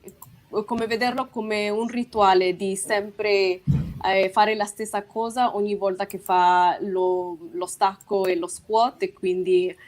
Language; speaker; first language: Italian; non-native, fluent; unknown